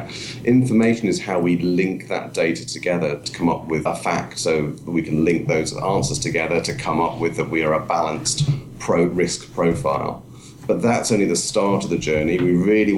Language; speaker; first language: English; native; English